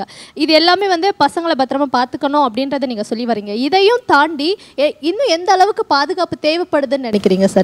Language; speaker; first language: Tamil; native; Tamil